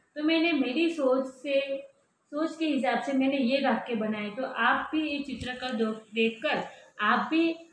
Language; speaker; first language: Hindi; non-native, local second language; Gujarati